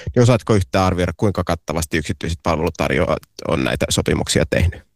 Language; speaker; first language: Finnish; native; Finnish